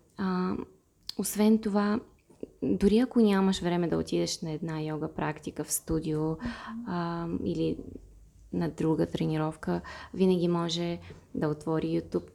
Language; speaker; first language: Bulgarian; non-native, fluent; Russian